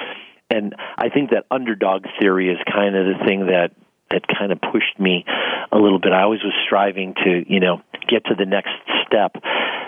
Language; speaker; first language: English; native; English